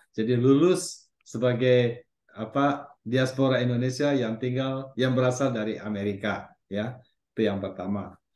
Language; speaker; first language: Indonesian; native; Indonesian